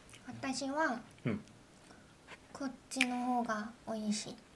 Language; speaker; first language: Japanese; non-native, learner; Korean